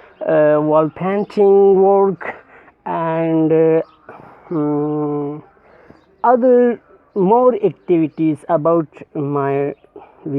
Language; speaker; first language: English; non-native, learner; Pashto